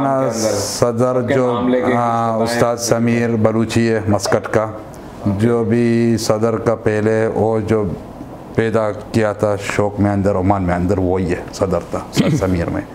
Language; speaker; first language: Hindi; non-native, learner; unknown